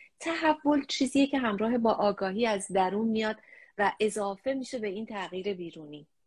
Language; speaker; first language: Persian; native; Persian